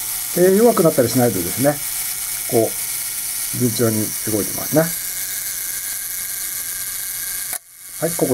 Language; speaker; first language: Japanese; native; Japanese